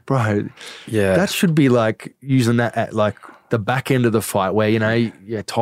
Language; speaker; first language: English; native; English